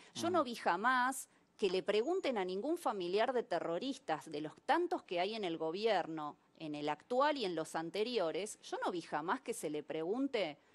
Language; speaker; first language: Spanish; native; Spanish